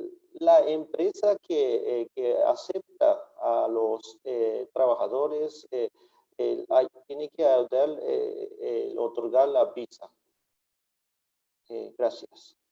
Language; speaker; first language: Spanish; non-native, fluent; Japanese